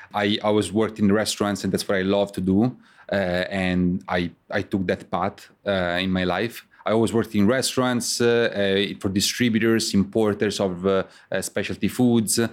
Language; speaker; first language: English; non-native, fluent; Italian